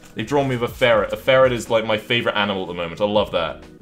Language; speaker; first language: English; native; English